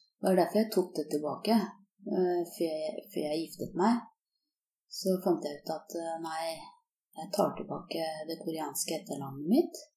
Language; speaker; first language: Norwegian; early bilingual, other home language; Korean